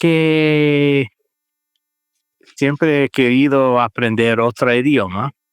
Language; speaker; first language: Spanish; non-native, learner; English